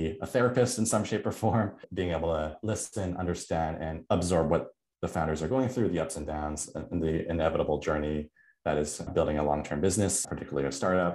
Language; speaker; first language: English; native; English